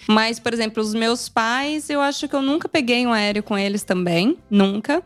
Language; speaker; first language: Portuguese; native; Portuguese